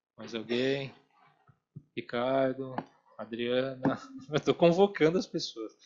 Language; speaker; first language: Portuguese; native; Portuguese